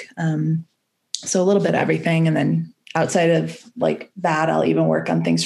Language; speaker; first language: English; native; English